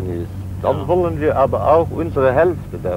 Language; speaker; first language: German; non-native, local second language; Luxembourgish